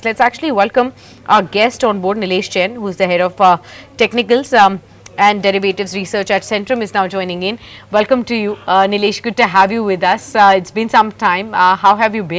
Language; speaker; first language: English; non-native, local second language; Hindi